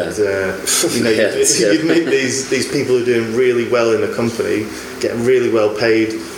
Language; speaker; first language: English; native; English